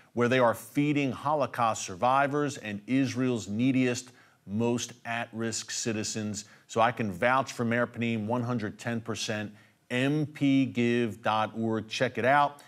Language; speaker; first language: English; native; English